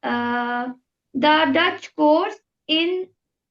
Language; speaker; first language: English; non-native, learner; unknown